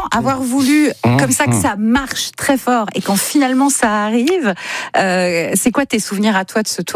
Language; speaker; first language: French; native; French